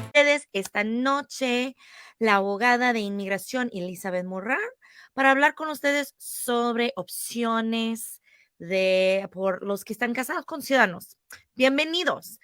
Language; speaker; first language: Spanish; non-native, fluent; English